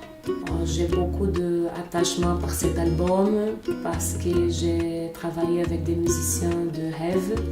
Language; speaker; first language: French; non-native, fluent; Portuguese